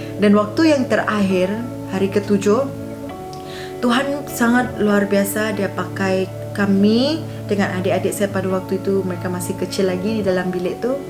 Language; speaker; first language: Malay; non-native, local second language; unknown